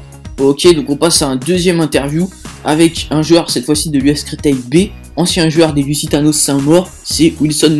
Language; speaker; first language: French; native; French